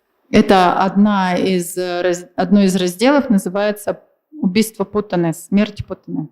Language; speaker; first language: Russian; native; Russian